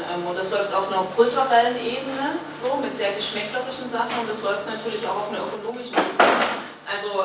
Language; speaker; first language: German; native; German